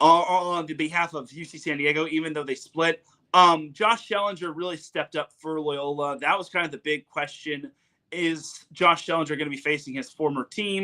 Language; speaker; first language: English; native; English